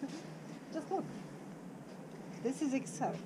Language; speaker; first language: English; non-native, learner; Serbian